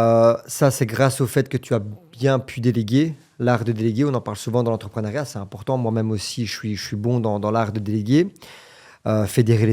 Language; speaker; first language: French; native; French